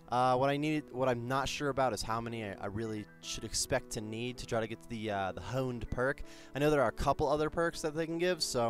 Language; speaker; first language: English; native; English